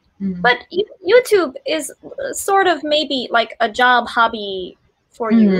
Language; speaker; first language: English; non-native, fluent; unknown